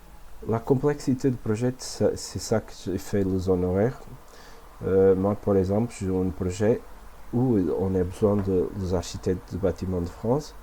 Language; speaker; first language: French; non-native, fluent; Portuguese